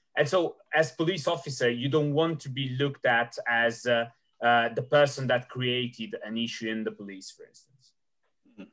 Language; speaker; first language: English; non-native, fluent; Italian